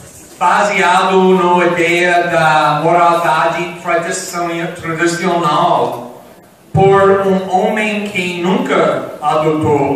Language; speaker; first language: Portuguese; non-native, fluent; English